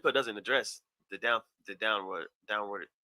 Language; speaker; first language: English; native; English